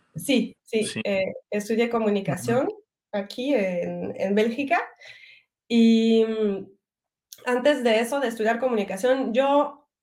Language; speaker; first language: Spanish; non-native, fluent; French